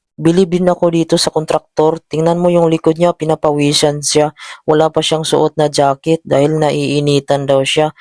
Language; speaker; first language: Filipino; native; Filipino